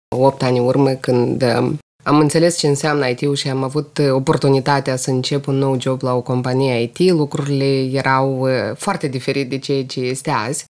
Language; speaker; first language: Romanian; non-native, local second language; Russian